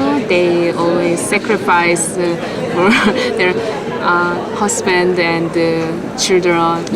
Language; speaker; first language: English; non-native, fluent; Korean